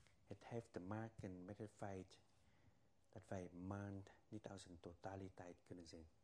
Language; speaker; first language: Dutch; non-native, fluent; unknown